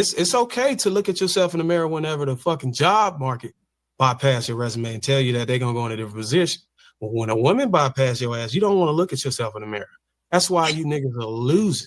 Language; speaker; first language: English; native; English